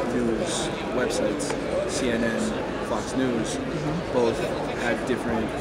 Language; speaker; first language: English; native; English